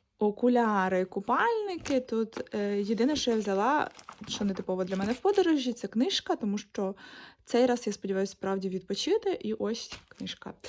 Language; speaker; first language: Ukrainian; native; Ukrainian